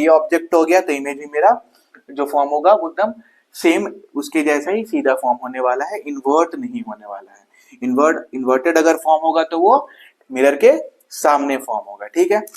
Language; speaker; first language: Hindi; non-native, local second language; Bangla